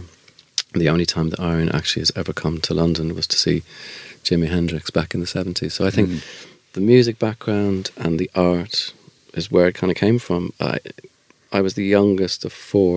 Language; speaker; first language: English; native; English